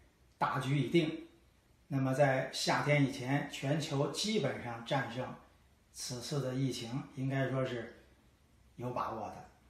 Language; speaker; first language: Chinese; native; Chinese